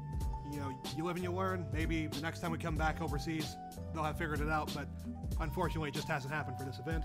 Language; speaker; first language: English; native; English